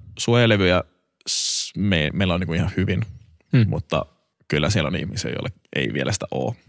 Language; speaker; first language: Finnish; native; Finnish